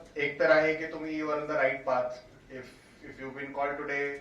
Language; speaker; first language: Marathi; non-native, local second language; Hindi